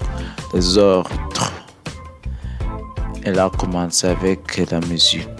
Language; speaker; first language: French; non-native, learner; English